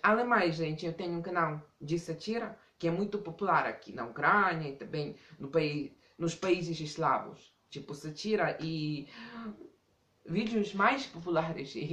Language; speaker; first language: Portuguese; non-native, fluent; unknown